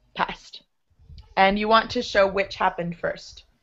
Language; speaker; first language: English; native; English